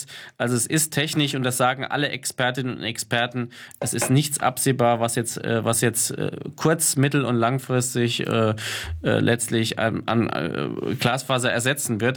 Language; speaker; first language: German; native; German